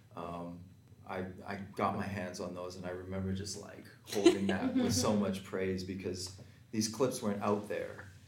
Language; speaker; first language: English; native; English